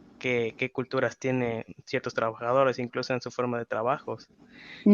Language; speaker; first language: Spanish; native; Spanish